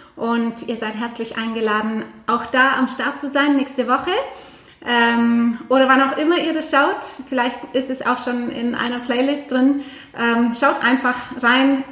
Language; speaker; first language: German; non-native, fluent; Norwegian